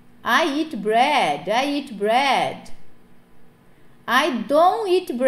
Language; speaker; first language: English; non-native, fluent; Portuguese